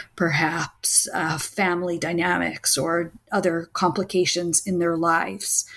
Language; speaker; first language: English; native; English